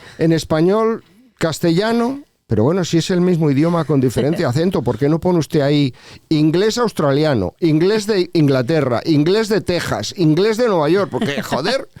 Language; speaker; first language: Spanish; native; Spanish